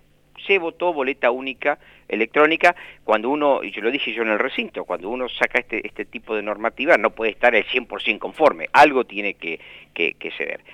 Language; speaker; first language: Spanish; native; Spanish